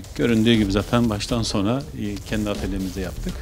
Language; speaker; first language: Turkish; native; Turkish